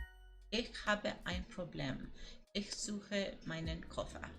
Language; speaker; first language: German; non-native, learner; English